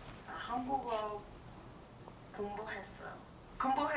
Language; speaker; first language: Korean; non-native, learner; English